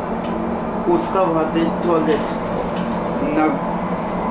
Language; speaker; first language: German; non-native, learner; Russian